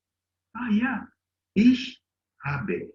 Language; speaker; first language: German; non-native, learner; Bemba